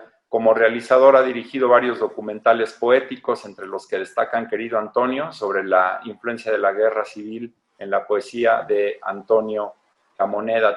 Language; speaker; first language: Spanish; native; Spanish